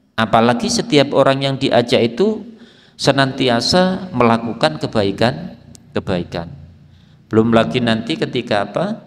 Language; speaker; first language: Indonesian; native; Indonesian